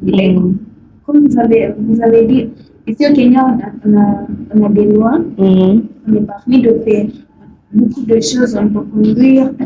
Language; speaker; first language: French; non-native, learner; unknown